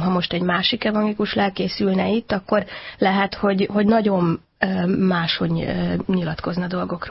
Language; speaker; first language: Hungarian; native; Hungarian